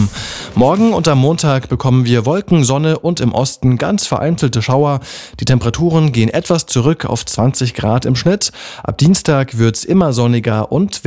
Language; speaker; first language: German; native; German